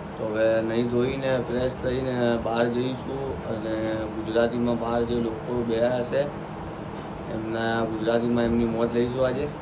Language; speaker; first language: Gujarati; non-native, local second language; Hindi